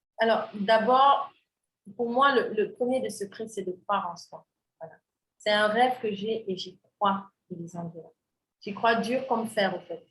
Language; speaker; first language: French; non-native, local second language; Wolof